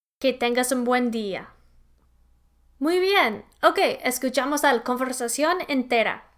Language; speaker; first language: Spanish; non-native, learner; English